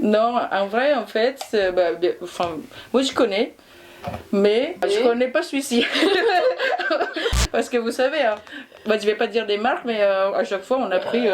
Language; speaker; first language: French; non-native, learner; Indonesian